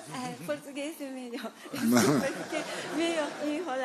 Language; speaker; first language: Portuguese; non-native, learner; Japanese